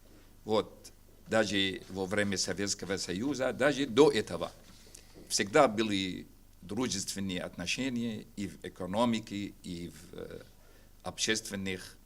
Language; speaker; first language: Russian; non-native, fluent; Arabic